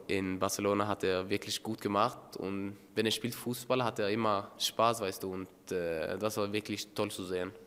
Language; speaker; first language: German; non-native, learner; Norwegian